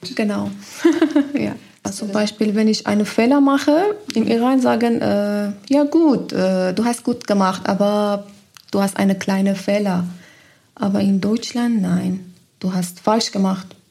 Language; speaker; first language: German; non-native, fluent; Persian